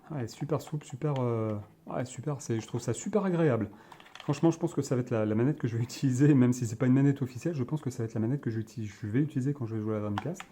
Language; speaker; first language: French; native; French